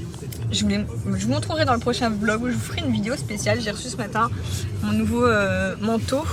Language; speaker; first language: French; native; French